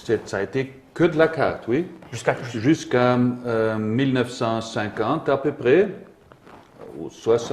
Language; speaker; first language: French; non-native, learner; German